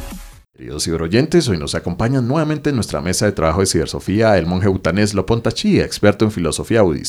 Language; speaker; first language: Spanish; native; Spanish